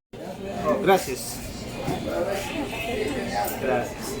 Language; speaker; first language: Spanish; early bilingual, heritage; English